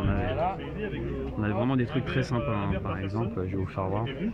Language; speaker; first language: French; native; French